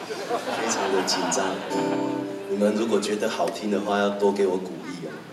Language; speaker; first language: Chinese; native; Chinese